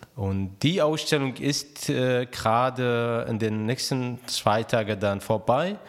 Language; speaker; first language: German; non-native, fluent; Arabic